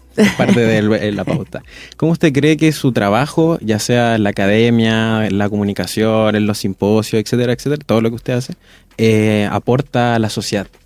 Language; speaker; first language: Spanish; native; Spanish